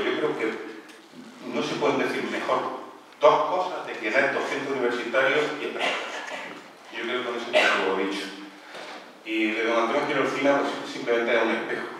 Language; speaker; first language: Spanish; native; Spanish